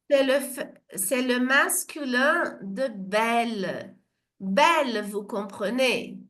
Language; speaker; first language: French; non-native, fluent; Portuguese